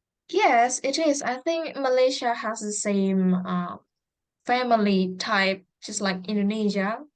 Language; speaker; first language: English; non-native, fluent; Indonesian